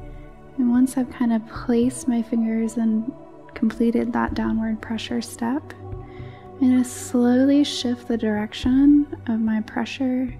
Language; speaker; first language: English; native; English